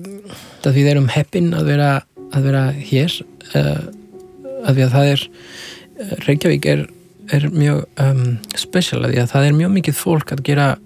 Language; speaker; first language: Icelandic; non-native, fluent; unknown